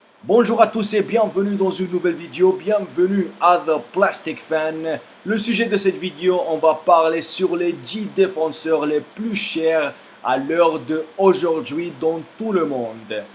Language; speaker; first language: French; non-native, fluent; Spanish